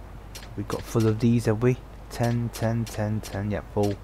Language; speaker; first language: English; native; English